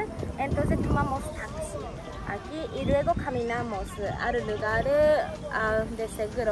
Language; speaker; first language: Spanish; non-native, learner; Japanese